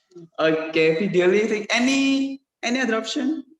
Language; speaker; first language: English; non-native, learner; Indonesian